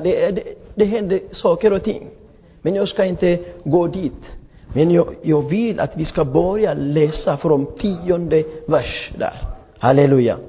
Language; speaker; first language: Swedish; non-native, fluent; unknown